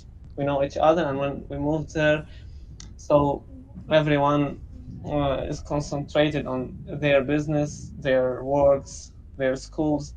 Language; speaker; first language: English; non-native, learner; Arabic